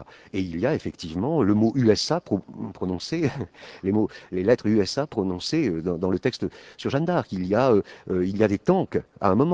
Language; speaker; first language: French; native; French